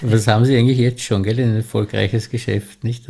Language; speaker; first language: German; native; German